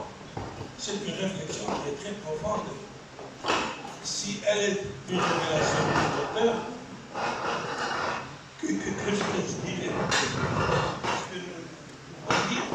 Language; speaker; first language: French; non-native, local second language; Arabic